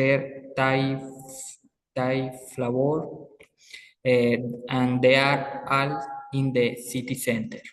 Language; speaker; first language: English; non-native, learner; Spanish